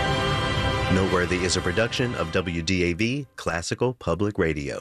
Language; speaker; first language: English; native; English